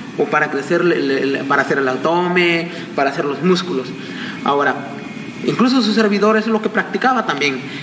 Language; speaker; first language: Spanish; non-native, local second language; Nahuatl languages